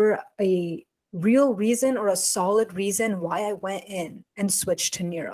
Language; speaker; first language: English; native; English